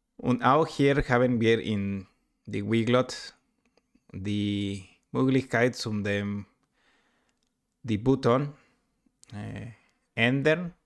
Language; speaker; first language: German; non-native, learner; Spanish